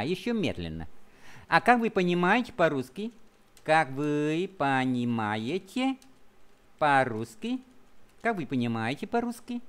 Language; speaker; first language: Russian; non-native, fluent; Vietnamese